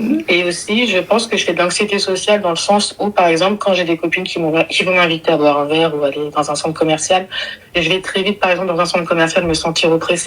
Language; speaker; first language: French; native; French